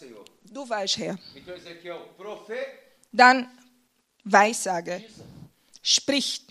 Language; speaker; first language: German; non-native, fluent; Portuguese